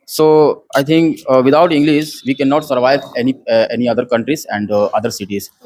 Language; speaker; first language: English; non-native, learner; Hindi